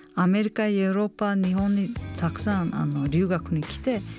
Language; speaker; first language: Japanese; non-native, fluent; Uzbek